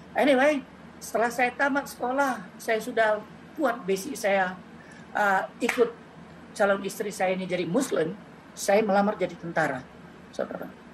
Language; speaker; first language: Indonesian; native; Indonesian